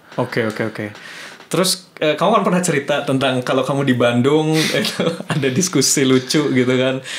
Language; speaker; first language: Indonesian; native; Indonesian